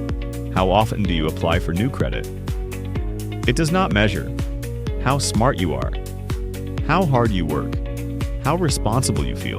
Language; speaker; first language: English; native; English